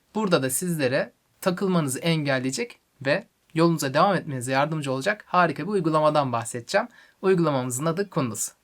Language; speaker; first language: Turkish; native; Turkish